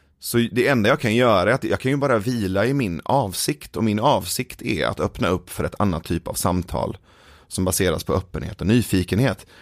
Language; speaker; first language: Swedish; early bilingual, other home language; Persian